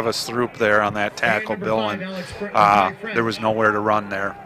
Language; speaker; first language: English; native; English